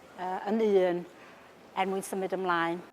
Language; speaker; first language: Welsh; native; Welsh